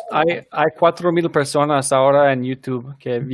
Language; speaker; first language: Spanish; non-native, fluent; English